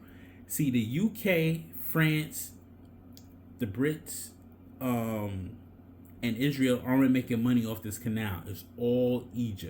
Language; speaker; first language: English; native; English